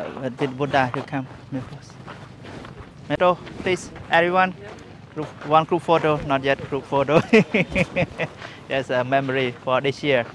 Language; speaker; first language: English; non-native, learner; Khmer